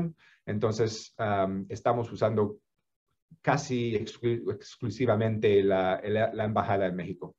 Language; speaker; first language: Spanish; non-native, fluent; English